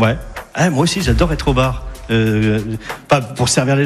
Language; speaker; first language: French; native; French